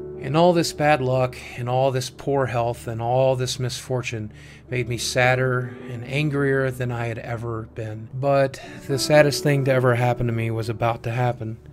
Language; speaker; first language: English; native; English